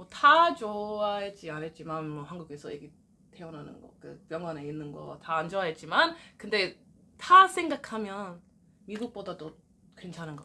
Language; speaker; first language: Korean; non-native, learner; English